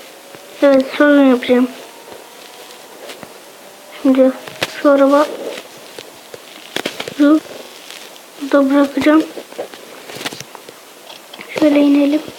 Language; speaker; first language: Turkish; native; Turkish